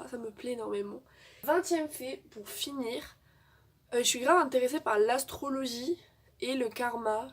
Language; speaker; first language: French; native; French